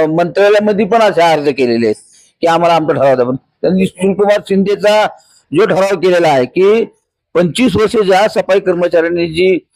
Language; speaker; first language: Marathi; native; Marathi